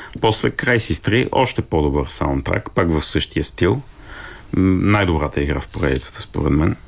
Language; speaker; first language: Bulgarian; native; Bulgarian